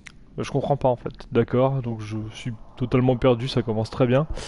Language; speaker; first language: French; native; French